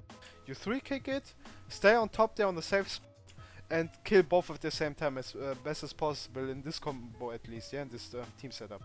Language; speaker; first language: English; non-native, fluent; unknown